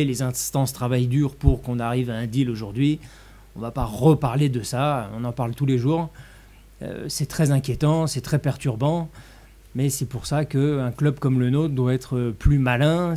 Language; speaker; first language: French; native; French